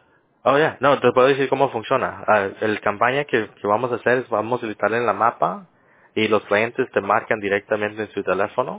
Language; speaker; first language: Spanish; early bilingual, heritage; English